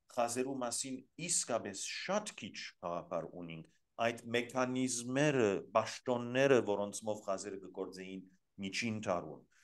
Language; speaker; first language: Armenian; early bilingual, heritage; Armenian